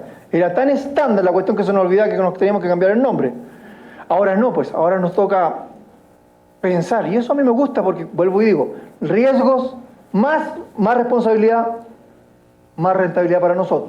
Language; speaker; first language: Spanish; native; Spanish